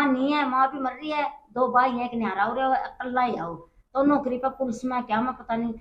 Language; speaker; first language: Hindi; non-native, local second language; Haryanvi